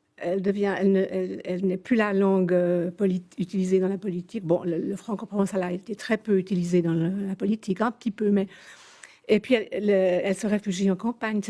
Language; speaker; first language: French; native; French